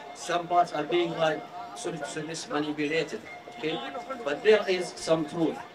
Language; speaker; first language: English; non-native, fluent; Arabic